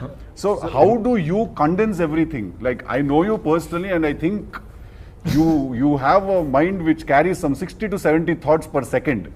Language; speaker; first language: Telugu; native; Telugu